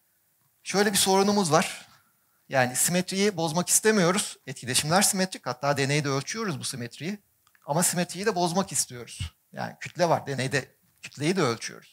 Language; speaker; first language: Turkish; native; Turkish